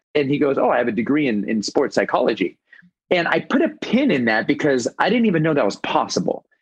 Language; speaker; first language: English; native; English